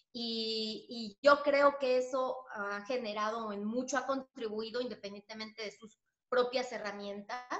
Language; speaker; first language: Spanish; native; Spanish